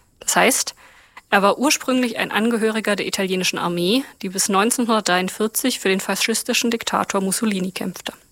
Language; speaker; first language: German; native; German